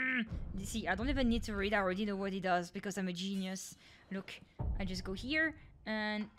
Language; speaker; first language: English; non-native, fluent; French